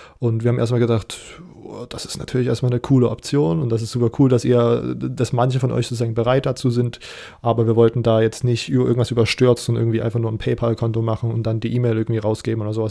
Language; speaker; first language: German; native; German